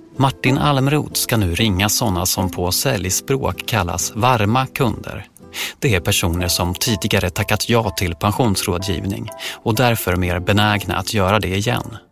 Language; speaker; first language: Swedish; native; Swedish